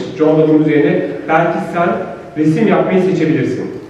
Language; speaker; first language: Turkish; native; Turkish